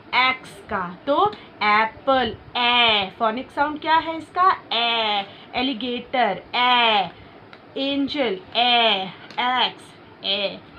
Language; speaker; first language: Hindi; native; Hindi